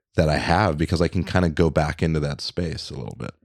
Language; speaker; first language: English; early bilingual, other home language; French